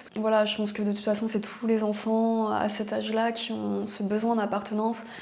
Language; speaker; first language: French; native; French